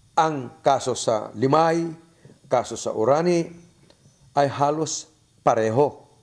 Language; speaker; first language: Filipino; native; Filipino